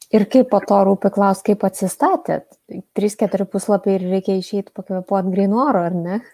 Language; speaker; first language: Lithuanian; native; Lithuanian